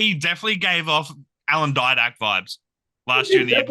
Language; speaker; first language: English; native; English